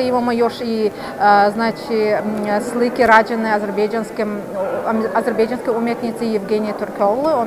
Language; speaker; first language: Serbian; non-native, fluent; Azerbaijani